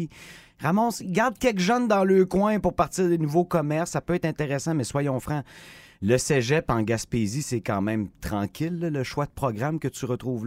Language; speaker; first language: French; native; French